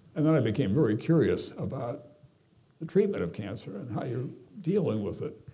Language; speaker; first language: English; native; English